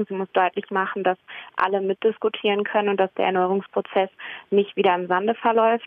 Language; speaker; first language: German; native; German